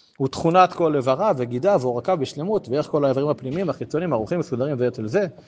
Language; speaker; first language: Hebrew; native; Hebrew